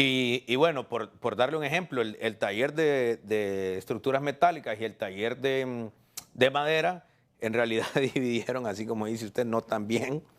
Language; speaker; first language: Spanish; native; Spanish